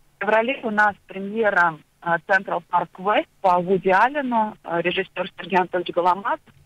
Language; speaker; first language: Russian; native; Russian